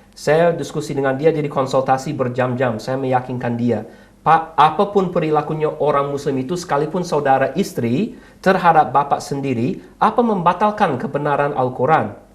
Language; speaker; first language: Indonesian; non-native, fluent; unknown